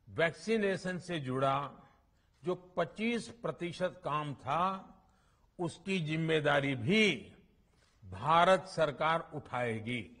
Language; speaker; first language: Hindi; non-native, local second language; Gujarati